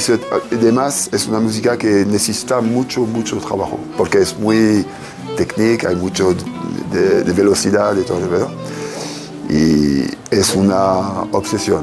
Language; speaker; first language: Spanish; non-native, learner; French